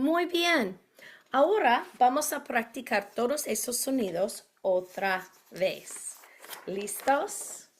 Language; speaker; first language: Spanish; non-native, fluent; English